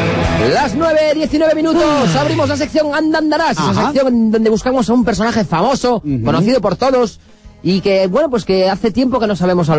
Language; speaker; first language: Spanish; native; Spanish